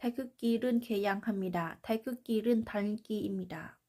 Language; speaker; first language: Korean; non-native, learner; Thai